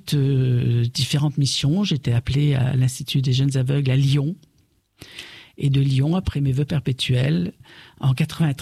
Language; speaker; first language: French; native; French